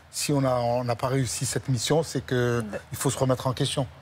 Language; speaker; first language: French; native; French